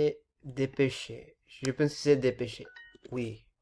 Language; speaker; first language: French; non-native, learner; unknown